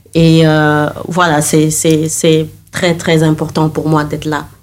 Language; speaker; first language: French; non-native, local second language; Wolof